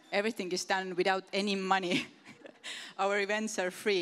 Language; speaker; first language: English; non-native, fluent; Estonian